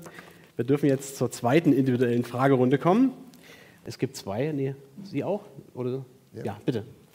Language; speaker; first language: German; native; German